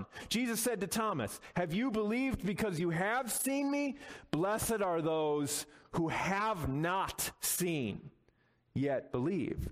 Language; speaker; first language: English; native; English